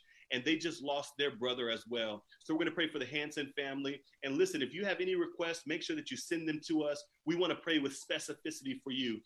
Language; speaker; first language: English; native; English